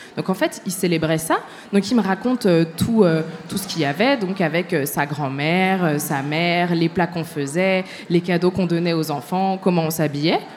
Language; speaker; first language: French; early bilingual, other home language; Arabic